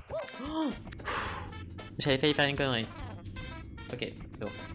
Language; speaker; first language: French; native; French